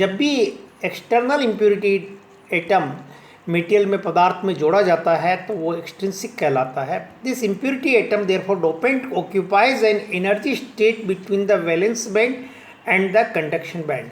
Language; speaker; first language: Hindi; native; Hindi